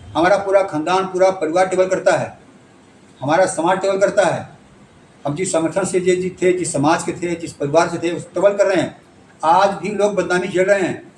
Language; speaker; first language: Hindi; native; Hindi